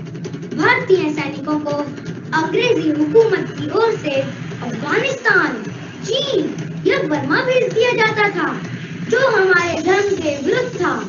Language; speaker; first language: Hindi; native; Hindi